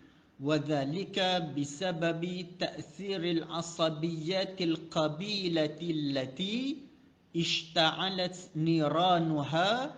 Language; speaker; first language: Arabic; non-native, fluent; Malay